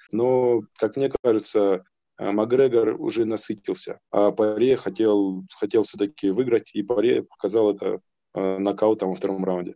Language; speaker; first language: Russian; native; Russian